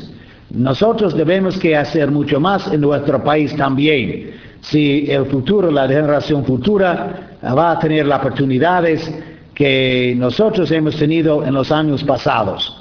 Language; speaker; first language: Spanish; non-native, fluent; English